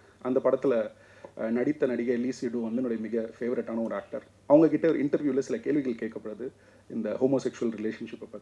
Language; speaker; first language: Tamil; native; Tamil